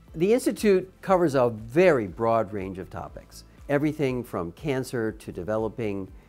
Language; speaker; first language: English; native; English